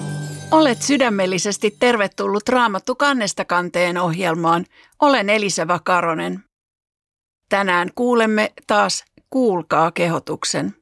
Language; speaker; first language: Finnish; native; Finnish